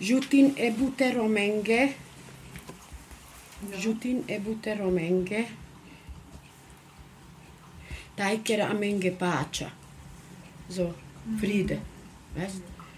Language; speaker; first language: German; non-native, local second language; Romany